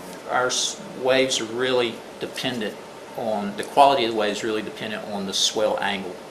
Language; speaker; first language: English; native; English